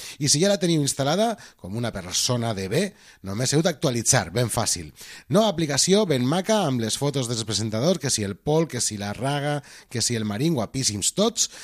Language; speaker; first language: Catalan; native; Catalan